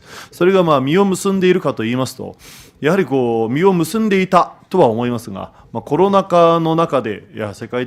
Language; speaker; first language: Japanese; native; Japanese